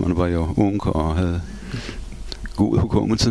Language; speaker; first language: Danish; non-native, fluent; Polish